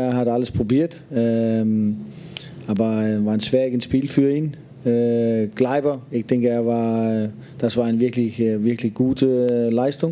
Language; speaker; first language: German; non-native, learner; Danish